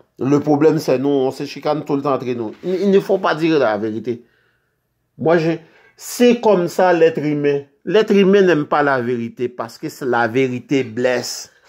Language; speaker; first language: French; non-native, local second language; Haitian Creole